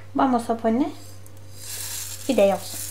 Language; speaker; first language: Spanish; non-native, learner; Turkish